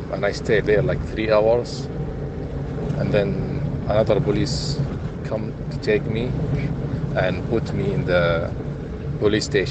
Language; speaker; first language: English; non-native, fluent; Arabic